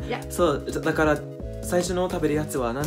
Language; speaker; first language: Japanese; non-native, learner; English